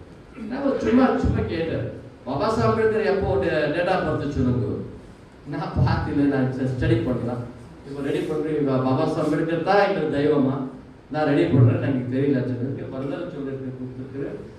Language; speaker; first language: Tamil; non-native, learner; Kannada